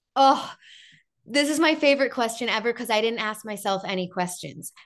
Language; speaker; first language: English; native; English